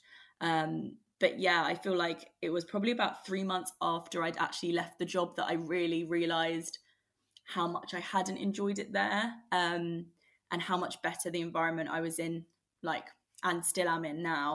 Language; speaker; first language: English; native; English